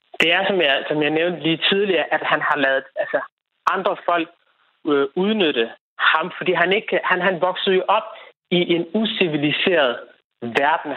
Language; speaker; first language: Danish; native; Danish